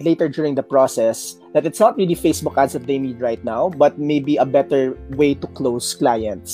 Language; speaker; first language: English; non-native, local second language; Filipino